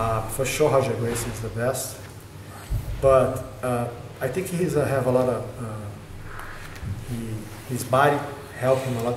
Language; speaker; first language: English; non-native, learner; Portuguese